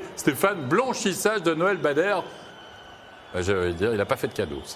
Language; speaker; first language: French; native; French